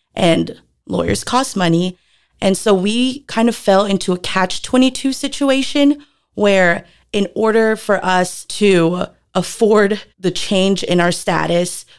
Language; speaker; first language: English; early bilingual, other home language; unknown